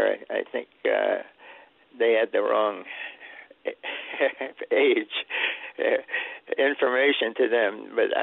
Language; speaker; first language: English; early bilingual, other home language; Swedish